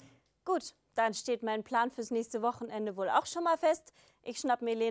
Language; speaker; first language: German; native; German